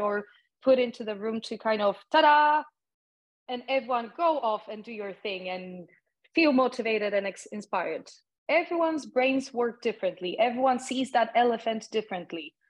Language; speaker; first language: English; non-native, fluent; Polish